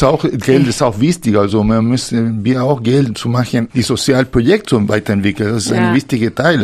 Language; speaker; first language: German; non-native, fluent; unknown